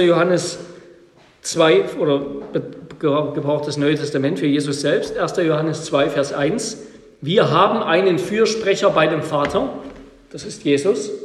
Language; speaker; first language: German; native; German